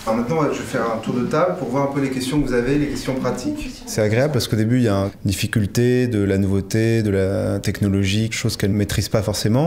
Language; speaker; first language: French; native; French